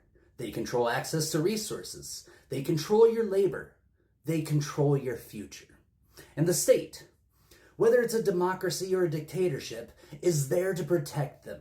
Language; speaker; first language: English; native; English